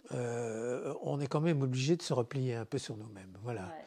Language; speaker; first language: French; native; French